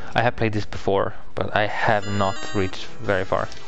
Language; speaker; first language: English; non-native, fluent; Swedish